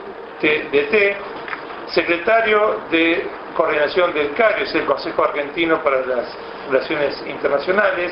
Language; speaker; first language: Spanish; native; Spanish